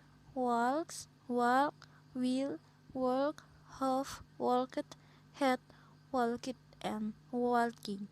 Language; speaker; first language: English; non-native, learner; Indonesian